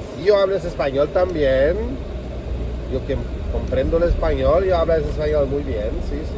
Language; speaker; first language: Spanish; non-native, learner; French